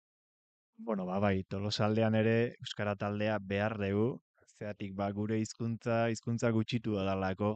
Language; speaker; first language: Basque; native; Basque